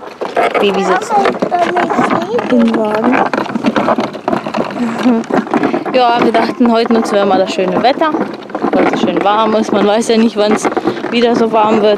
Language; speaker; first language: German; native; German